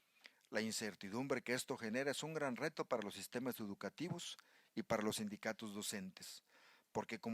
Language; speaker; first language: Spanish; native; Spanish